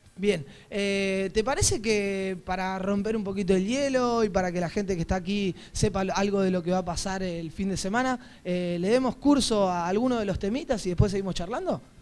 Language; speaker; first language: Spanish; native; Spanish